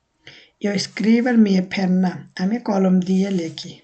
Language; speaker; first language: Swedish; non-native, learner; Bangla